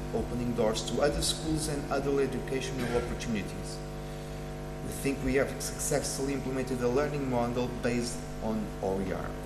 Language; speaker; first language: English; non-native, fluent; Portuguese